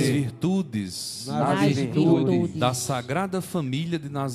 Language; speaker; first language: Portuguese; native; Portuguese